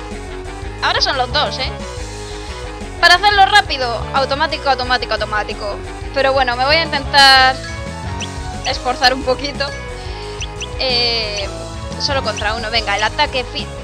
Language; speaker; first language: Spanish; native; Spanish